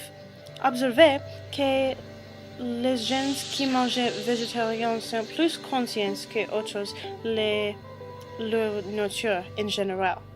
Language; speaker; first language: French; non-native, learner; English